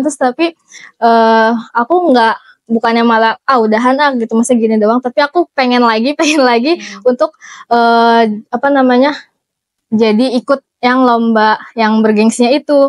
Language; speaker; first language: Indonesian; native; Indonesian